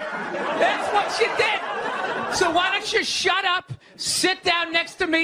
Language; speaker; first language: English; native; English